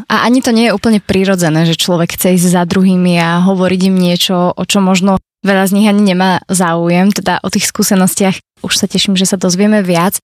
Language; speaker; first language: Slovak; native; Slovak